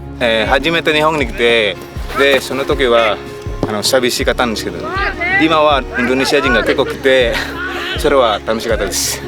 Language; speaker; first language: Japanese; non-native, learner; Indonesian